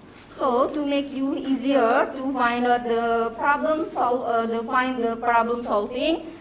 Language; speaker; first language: English; non-native, fluent; Indonesian